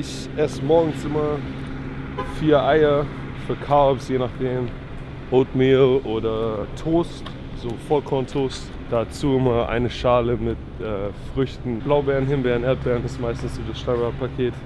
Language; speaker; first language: German; native; German